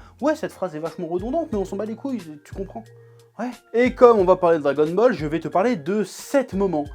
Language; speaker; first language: French; native; French